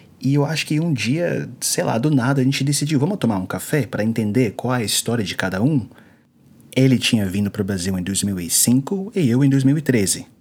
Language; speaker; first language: Portuguese; non-native, fluent; English